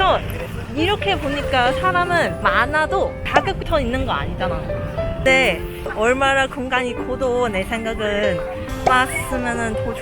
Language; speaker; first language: Korean; non-native, learner; Cantonese